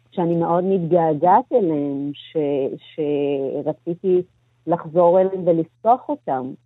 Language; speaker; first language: Hebrew; early bilingual, other home language; Amharic